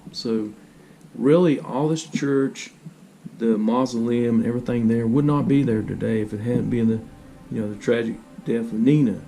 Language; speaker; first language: English; native; English